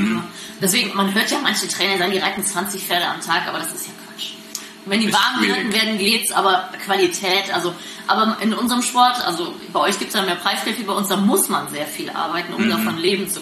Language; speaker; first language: German; native; German